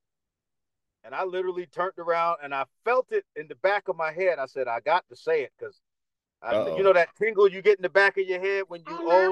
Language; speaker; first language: English; early bilingual, other home language; Spanish